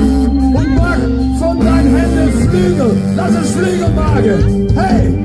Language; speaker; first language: German; non-native, learner; Dutch